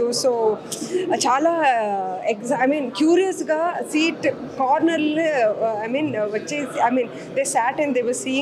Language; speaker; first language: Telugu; non-native, learner; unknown